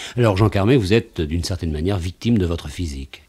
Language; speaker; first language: French; native; French